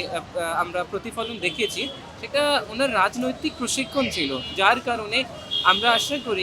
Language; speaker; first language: Bangla; non-native, fluent; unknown